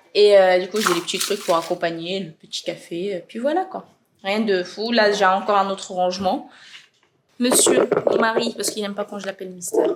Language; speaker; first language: French; early bilingual, other home language; Arabic